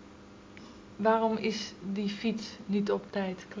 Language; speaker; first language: Dutch; native; Dutch